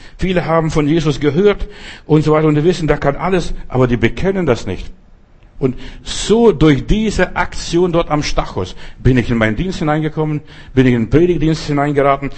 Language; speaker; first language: German; non-native, fluent; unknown